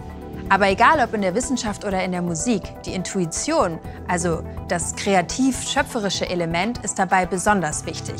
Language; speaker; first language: German; native; German